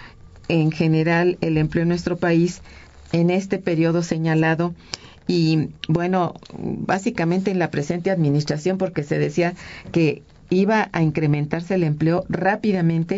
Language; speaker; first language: Spanish; native; Spanish